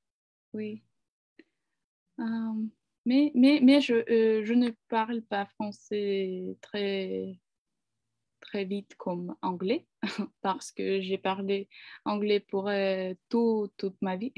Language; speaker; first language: French; non-native, learner; Ukrainian